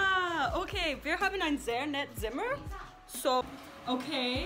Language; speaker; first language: German; non-native, learner; English